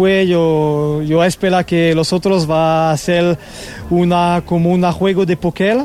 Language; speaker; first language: Spanish; non-native, learner; French